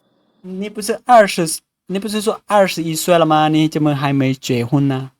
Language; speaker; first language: Chinese; non-native, fluent; Lao